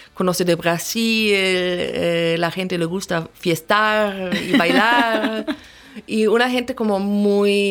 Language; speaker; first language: Spanish; non-native, fluent; German